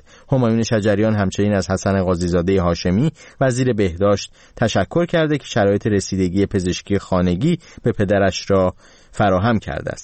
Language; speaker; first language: Persian; native; Persian